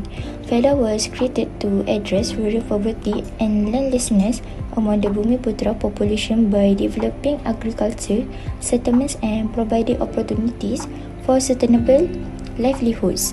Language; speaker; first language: English; non-native, local second language; Malay